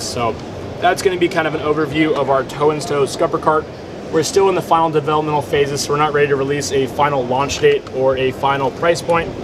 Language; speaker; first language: English; native; English